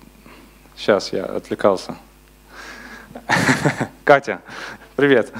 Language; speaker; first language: Russian; non-native, learner; Dutch